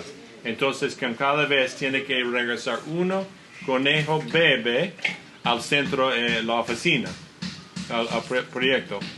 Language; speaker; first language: Spanish; non-native, learner; English